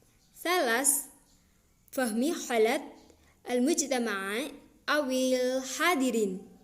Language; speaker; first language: Arabic; non-native, learner; Indonesian